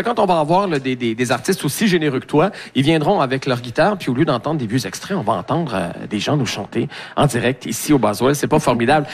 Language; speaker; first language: French; native; French